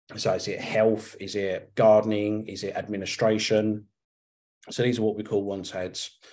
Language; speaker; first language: English; native; English